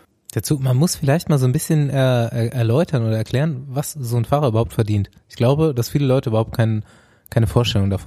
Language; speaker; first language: German; native; German